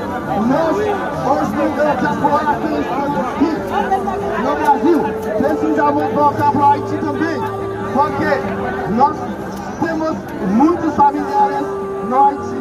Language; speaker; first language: Portuguese; non-native, fluent; Haitian Creole